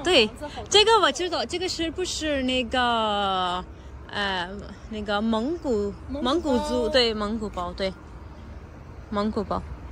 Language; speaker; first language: Chinese; non-native, fluent; Urdu